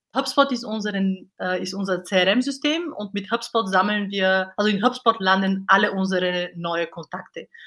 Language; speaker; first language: German; non-native, fluent; Bulgarian